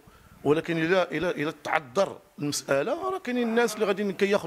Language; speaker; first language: Arabic; native; Arabic